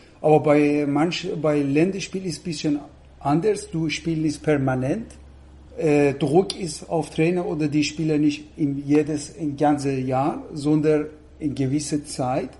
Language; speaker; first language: German; non-native, learner; Persian